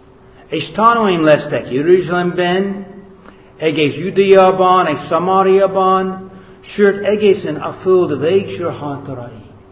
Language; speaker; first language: Hungarian; non-native, fluent; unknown